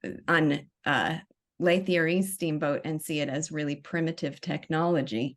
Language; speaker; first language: English; native; English